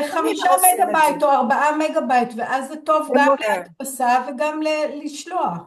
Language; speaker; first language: Hebrew; native; Hebrew